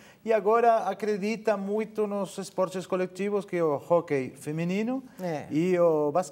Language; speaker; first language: Portuguese; non-native, fluent; Spanish